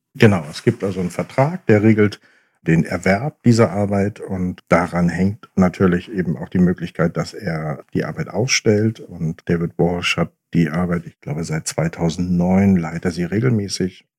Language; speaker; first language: German; native; German